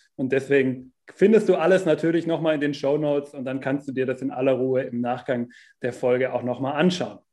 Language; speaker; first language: German; native; German